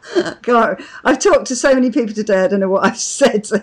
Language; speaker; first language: English; native; English